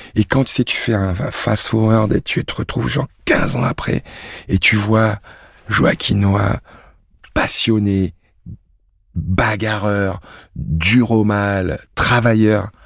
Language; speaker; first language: French; native; French